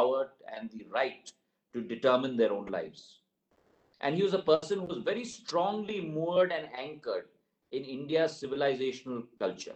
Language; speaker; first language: English; non-native, local second language; Hindi